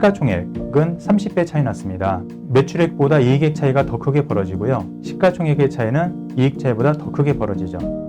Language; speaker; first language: Korean; native; Korean